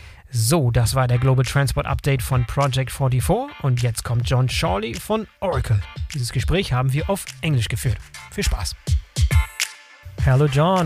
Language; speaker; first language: German; native; German